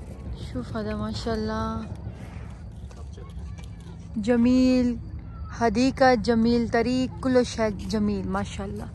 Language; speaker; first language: Arabic; non-native, learner; Urdu